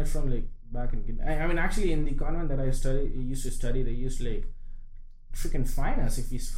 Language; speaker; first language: English; non-native, local second language; Hindi